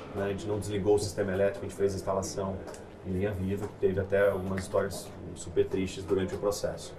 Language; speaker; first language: Portuguese; native; Portuguese